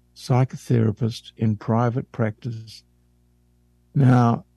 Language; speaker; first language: English; native; English